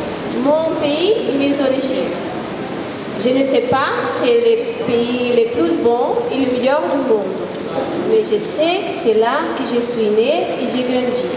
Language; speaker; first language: French; non-native, fluent; Portuguese